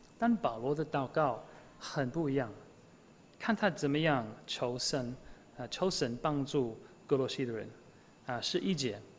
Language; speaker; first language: Chinese; non-native, fluent; English